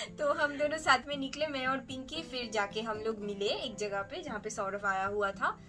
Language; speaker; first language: Hindi; native; Hindi